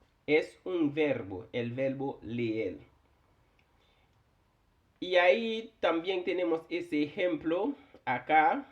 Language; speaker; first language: Spanish; non-native, fluent; Haitian Creole